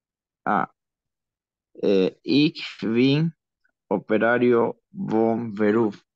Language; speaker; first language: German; non-native, learner; Spanish